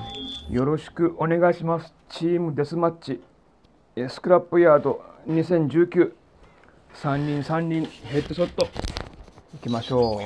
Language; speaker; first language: Japanese; native; Japanese